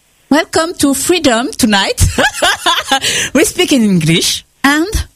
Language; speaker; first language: English; non-native, learner; French